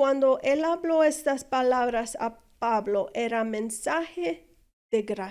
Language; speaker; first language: Spanish; non-native, fluent; English